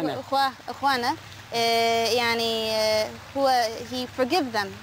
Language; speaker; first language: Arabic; non-native, learner; English